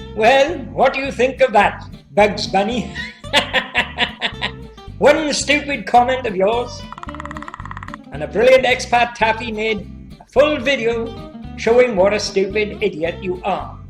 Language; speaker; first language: English; native; English